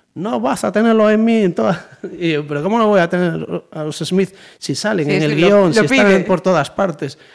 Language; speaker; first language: Galician; native; Galician